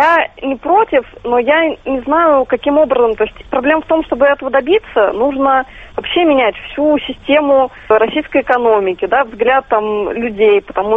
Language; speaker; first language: Russian; native; Russian